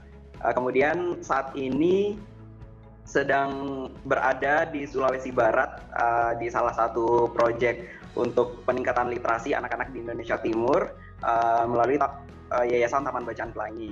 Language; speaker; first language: Indonesian; non-native, local second language; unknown